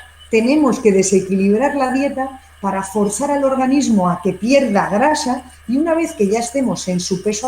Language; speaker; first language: Spanish; native; Spanish